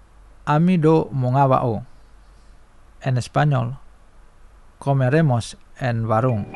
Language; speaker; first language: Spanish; non-native, fluent; Indonesian